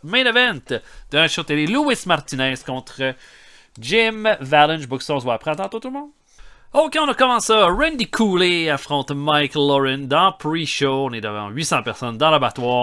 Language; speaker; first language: French; native; French